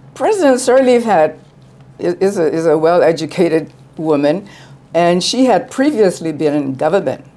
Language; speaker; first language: English; native; English